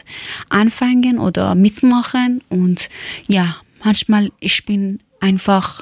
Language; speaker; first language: German; non-native, learner; Persian